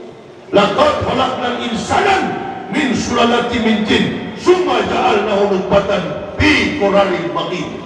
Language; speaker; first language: Indonesian; native; Indonesian